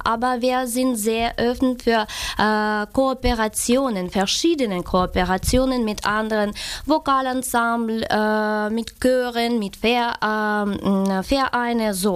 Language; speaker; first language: German; non-native, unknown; Ukrainian